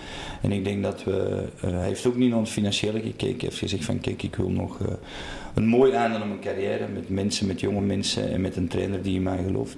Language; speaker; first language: Dutch; native; Dutch